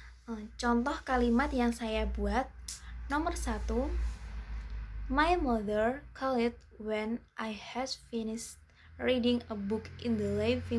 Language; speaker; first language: English; non-native, learner; Indonesian